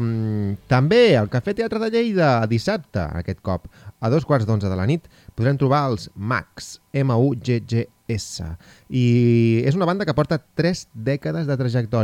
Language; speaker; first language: Catalan; native; Catalan